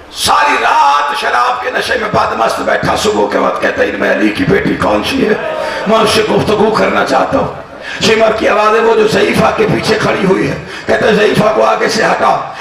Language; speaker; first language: Urdu; non-native, local second language; Punjabi